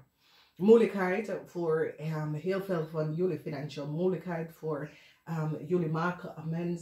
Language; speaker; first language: Dutch; non-native, learner; English